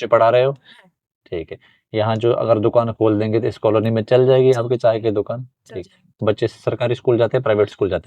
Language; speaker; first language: Hindi; native; Hindi